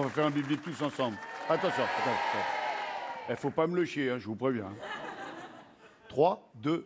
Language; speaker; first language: French; native; French